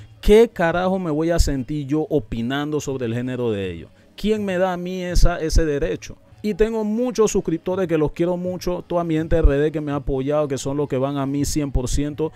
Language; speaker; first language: Spanish; non-native, local second language; English